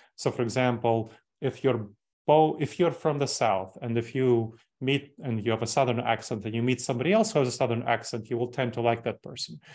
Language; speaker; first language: English; early bilingual, other home language; Russian